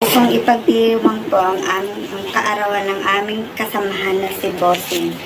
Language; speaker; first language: Filipino; native; Filipino